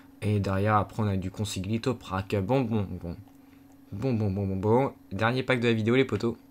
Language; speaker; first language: French; native; French